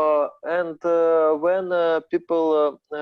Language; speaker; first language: English; non-native, learner; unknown